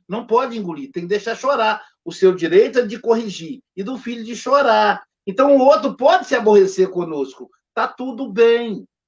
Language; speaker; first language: Portuguese; native; Portuguese